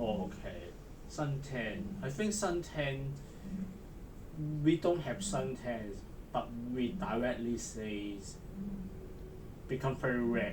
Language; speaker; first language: English; non-native, learner; Chinese